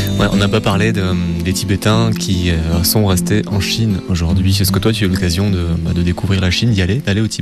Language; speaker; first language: French; native; French